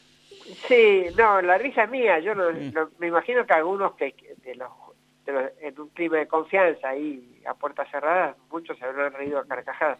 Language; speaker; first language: Spanish; native; Spanish